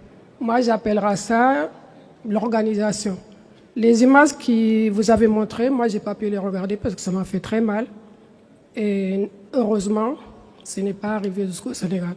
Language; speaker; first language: French; non-native, local second language; Soninke